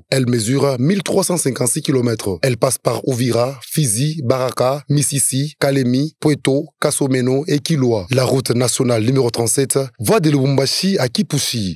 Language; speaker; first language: French; non-native, local second language; Swahili